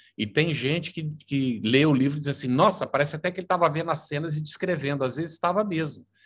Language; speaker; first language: Portuguese; native; Portuguese